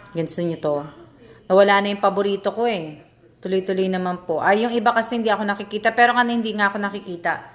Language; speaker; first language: Filipino; native; Filipino